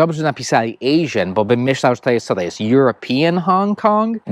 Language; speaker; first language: Polish; non-native, fluent; English